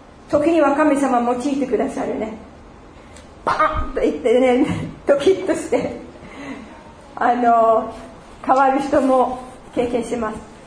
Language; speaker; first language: Japanese; non-native, fluent; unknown